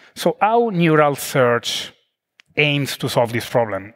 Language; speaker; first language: English; non-native, fluent; Italian